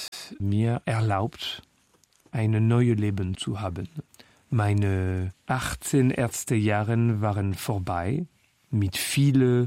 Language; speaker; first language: German; non-native, fluent; French